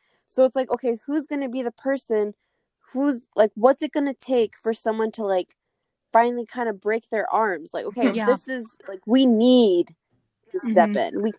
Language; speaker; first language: English; native; English